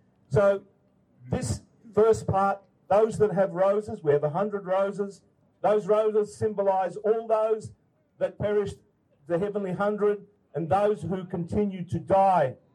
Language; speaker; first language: English; early bilingual, other home language; Ukrainian